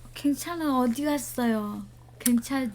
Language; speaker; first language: Korean; non-native, learner; Vietnamese